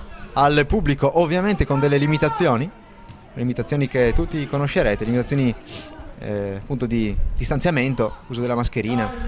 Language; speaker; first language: Italian; native; Italian